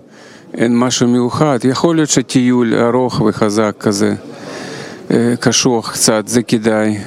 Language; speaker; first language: Hebrew; non-native, fluent; Spanish